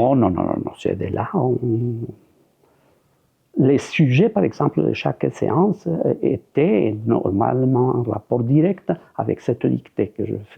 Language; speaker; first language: French; non-native, fluent; Spanish